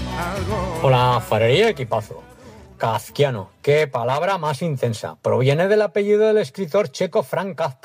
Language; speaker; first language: Spanish; native; Spanish